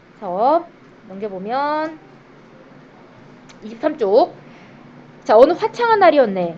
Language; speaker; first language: Korean; native; Korean